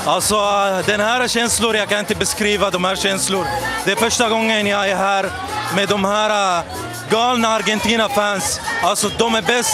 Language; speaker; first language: Swedish; non-native, learner; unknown